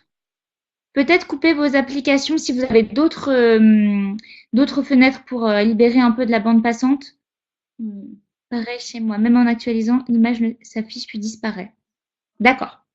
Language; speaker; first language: French; native; French